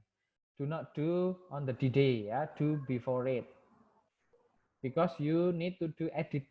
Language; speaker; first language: English; non-native, local second language; Indonesian